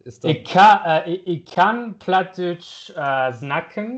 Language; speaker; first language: Dutch; non-native, learner; German